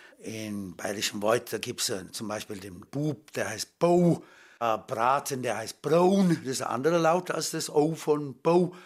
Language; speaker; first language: German; native; German